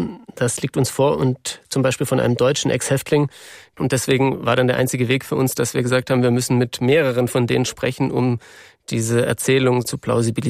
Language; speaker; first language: German; native; German